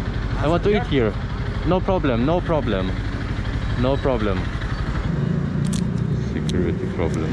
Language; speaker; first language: English; non-native, learner; German